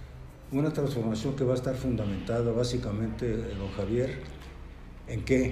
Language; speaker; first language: Spanish; native; Spanish